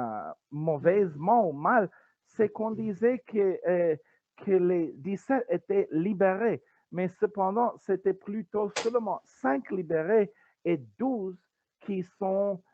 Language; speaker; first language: French; non-native, learner; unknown